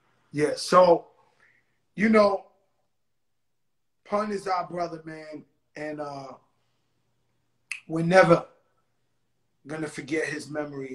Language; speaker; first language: English; early bilingual, other home language; Spanish